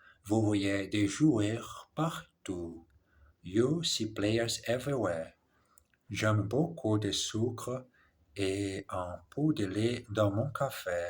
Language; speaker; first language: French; non-native, learner; English